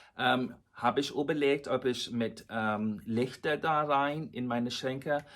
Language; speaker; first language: German; non-native, fluent; English